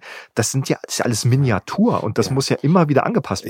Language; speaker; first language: German; native; German